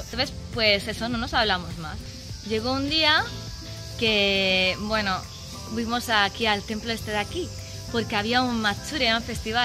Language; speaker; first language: Spanish; native; Spanish